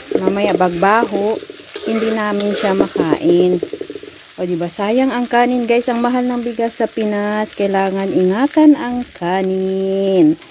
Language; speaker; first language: Filipino; non-native, local second language; Cebuano